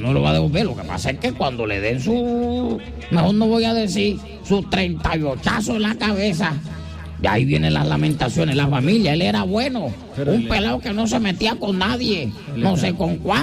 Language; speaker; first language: Spanish; native; Spanish